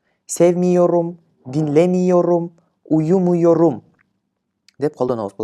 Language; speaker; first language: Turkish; non-native, fluent; Kyrgyz